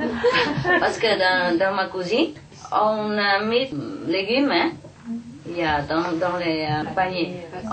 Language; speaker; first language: French; non-native, fluent; Vietnamese